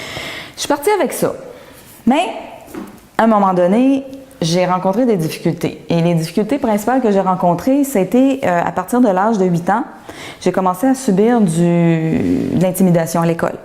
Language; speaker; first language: French; native; French